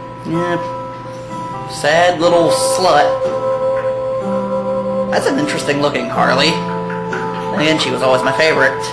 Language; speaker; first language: English; native; English